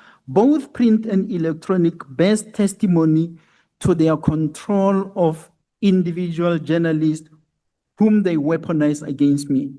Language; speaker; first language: English; non-native, local second language; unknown